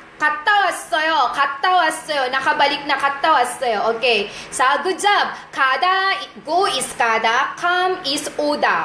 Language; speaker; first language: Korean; non-native, fluent; Iloko